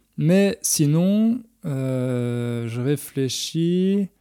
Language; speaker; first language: French; native; French